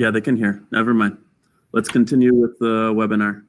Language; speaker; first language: English; native; English